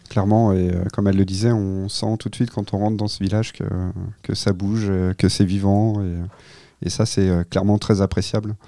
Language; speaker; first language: French; native; French